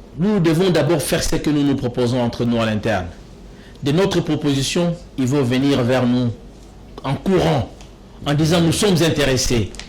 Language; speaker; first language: French; non-native, local second language; Lingala